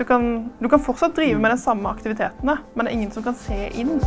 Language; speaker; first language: Norwegian; native; Norwegian